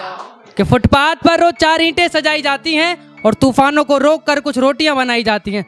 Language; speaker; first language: Hindi; native; Hindi